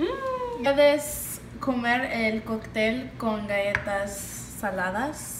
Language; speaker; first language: Spanish; non-native, learner; English